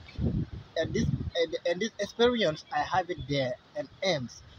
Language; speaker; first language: English; non-native, learner; Wolof